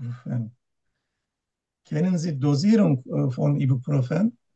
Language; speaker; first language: German; non-native, learner; Turkish